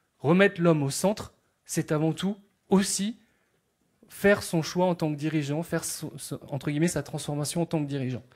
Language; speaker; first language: French; native; French